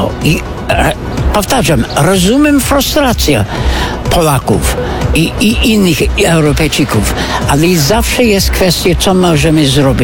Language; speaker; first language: Polish; non-native, fluent; English